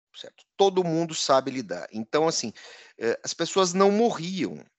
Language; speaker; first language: Portuguese; native; Portuguese